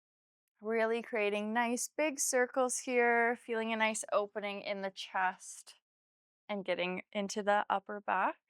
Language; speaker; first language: English; native; English